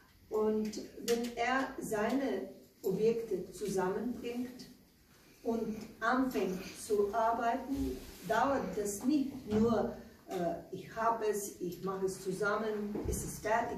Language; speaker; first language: German; non-native, learner; Slovenian